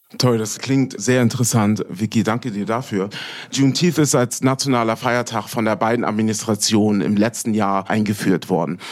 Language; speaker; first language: German; native; German